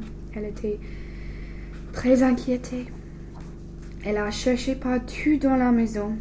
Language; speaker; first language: French; non-native, learner; English